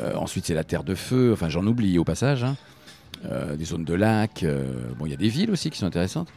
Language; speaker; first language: French; native; French